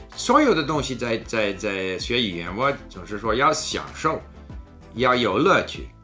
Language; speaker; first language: Cantonese; non-native, learner; English